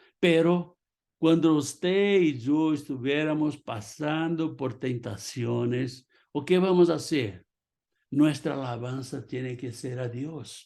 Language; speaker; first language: Spanish; non-native, fluent; Portuguese